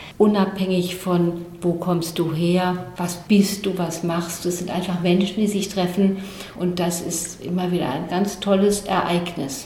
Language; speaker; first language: German; native; German